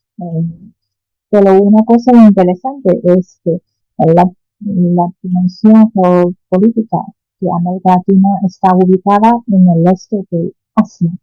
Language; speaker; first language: Spanish; non-native, fluent; Chinese